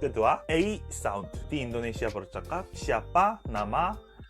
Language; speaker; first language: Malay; non-native, learner; English